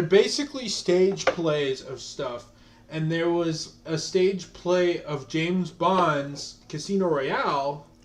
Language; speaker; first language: English; native; English